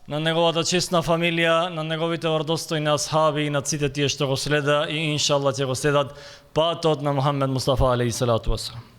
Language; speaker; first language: Macedonian; non-native, local second language; Albanian